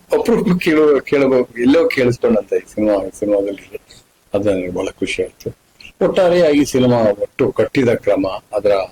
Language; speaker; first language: Kannada; native; Kannada